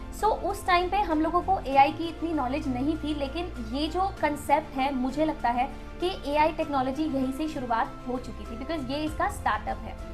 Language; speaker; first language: Hindi; native; Hindi